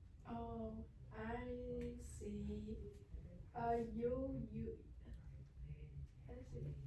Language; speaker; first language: English; non-native, learner; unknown